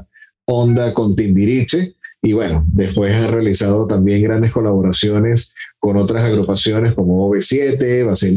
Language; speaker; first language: Spanish; native; Spanish